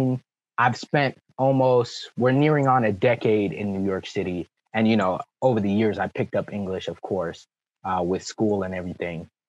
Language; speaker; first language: English; early bilingual, other home language; French